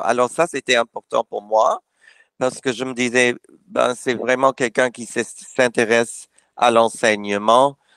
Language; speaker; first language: French; non-native, fluent; English